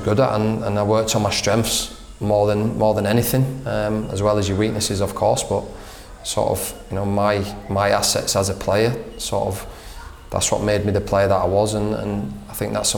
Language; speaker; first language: English; native; English